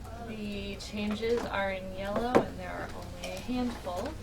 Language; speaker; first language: English; native; English